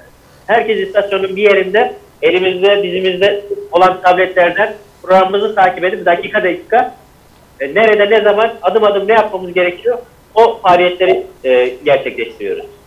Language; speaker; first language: Turkish; native; Turkish